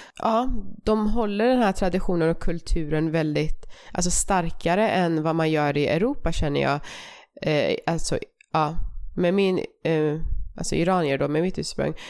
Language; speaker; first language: Swedish; early bilingual, other home language; Persian